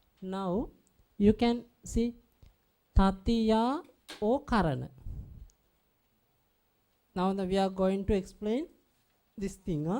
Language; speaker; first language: English; non-native, learner; Sinhala